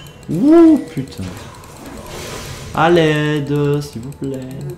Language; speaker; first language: French; native; French